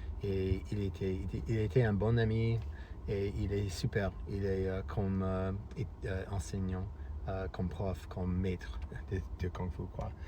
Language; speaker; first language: French; non-native, fluent; English